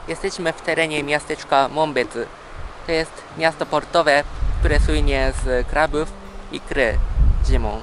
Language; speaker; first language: Polish; early bilingual, heritage; Polish